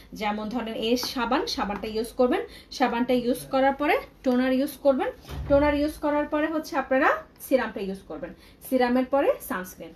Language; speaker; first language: Bangla; non-native, local second language; Chakma